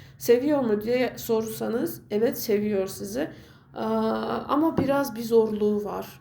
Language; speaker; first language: Turkish; non-native, fluent; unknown